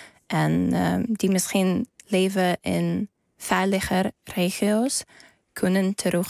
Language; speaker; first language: Dutch; non-native, learner; Ukrainian